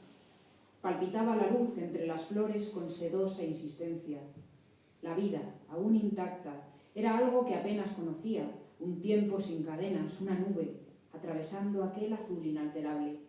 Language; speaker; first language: Spanish; native; Spanish